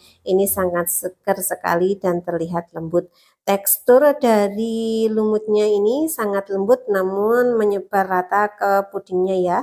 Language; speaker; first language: Indonesian; native; Indonesian